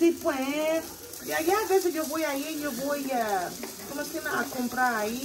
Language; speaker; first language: Spanish; non-native, learner; English